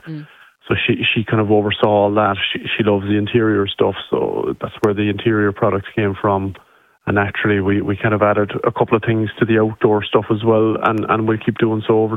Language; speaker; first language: English; native; English